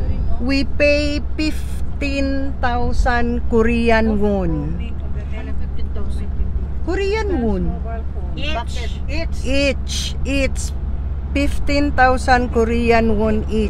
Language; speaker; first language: English; non-native, local second language; Filipino